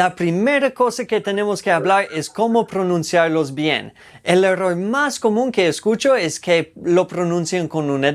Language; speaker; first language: Spanish; non-native, fluent; English